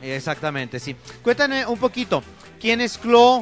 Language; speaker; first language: Spanish; native; Spanish